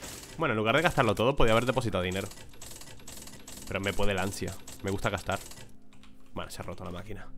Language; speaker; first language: Spanish; native; Spanish